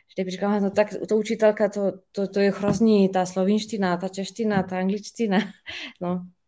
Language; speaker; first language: Czech; non-native, fluent; Slovenian